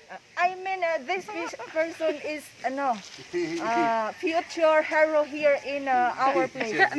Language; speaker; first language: English; non-native, learner; Cebuano